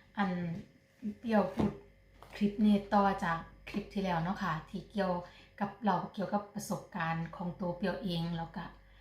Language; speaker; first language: Thai; native; Thai